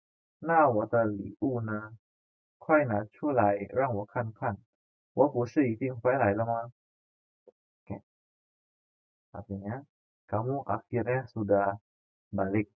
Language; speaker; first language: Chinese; non-native, fluent; Indonesian